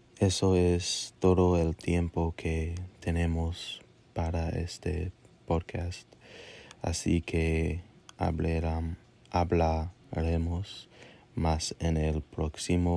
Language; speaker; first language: Spanish; non-native, learner; English